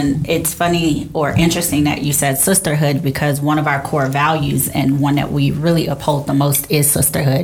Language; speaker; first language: English; native; English